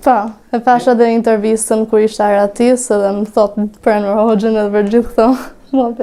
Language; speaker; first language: Albanian; early bilingual, heritage; Albanian